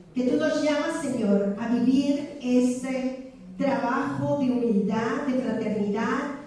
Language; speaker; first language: Spanish; native; Spanish